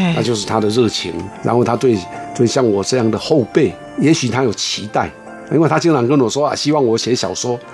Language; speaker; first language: Chinese; non-native, local second language; Min Nan Chinese